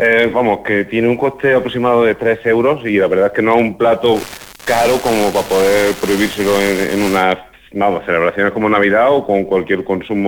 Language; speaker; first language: Spanish; native; Spanish